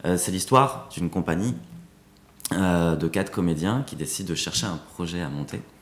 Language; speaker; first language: French; native; French